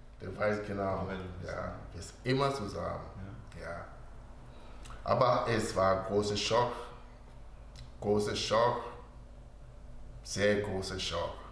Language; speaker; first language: German; non-native, learner; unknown